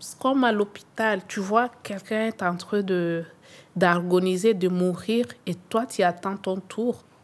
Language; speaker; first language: French; non-native, local second language; Swahili